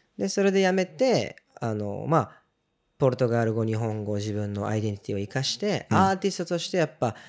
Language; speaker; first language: Japanese; early bilingual, other home language; Portuguese